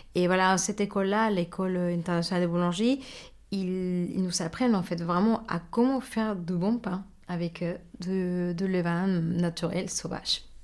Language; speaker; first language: French; non-native, fluent; Spanish